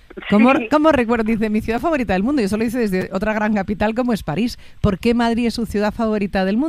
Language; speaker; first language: Spanish; native; Spanish